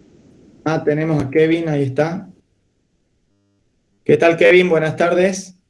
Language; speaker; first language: Spanish; native; Spanish